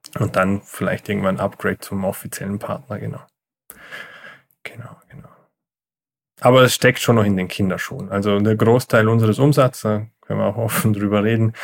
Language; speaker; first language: German; native; German